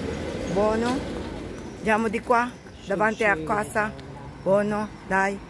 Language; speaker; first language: Italian; non-native, learner; Filipino